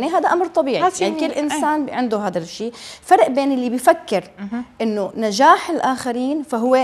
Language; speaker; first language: Arabic; native; Arabic